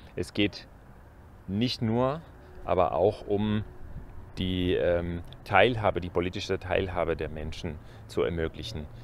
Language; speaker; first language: German; non-native, fluent; Spanish